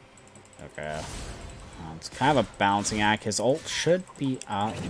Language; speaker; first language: English; native; English